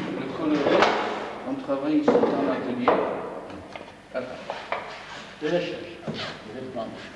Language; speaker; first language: French; non-native, fluent; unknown